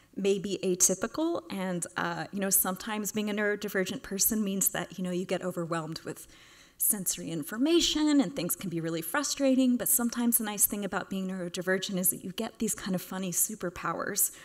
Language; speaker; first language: English; native; English